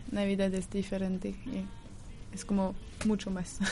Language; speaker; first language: Spanish; non-native, learner; French